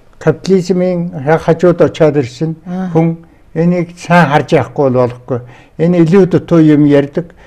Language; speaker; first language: Mongolian; non-native, local second language; Tuvinian